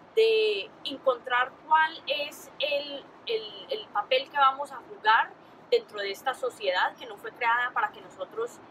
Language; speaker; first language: Spanish; early bilingual, heritage; Spanish